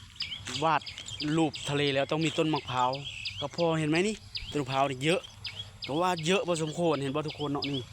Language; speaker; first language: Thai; non-native, local second language; Northeastern Thai